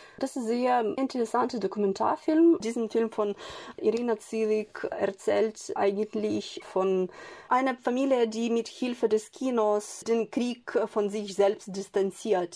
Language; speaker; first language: German; non-native, fluent; Ukrainian